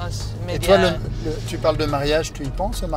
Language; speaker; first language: French; native; French